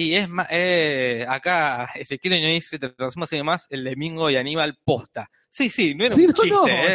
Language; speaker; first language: Spanish; native; Spanish